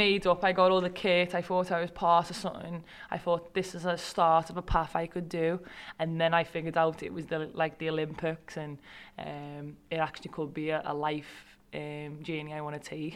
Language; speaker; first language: English; native; English